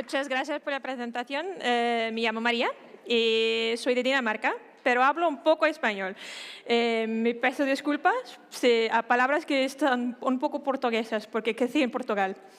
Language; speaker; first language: Spanish; non-native, fluent; Danish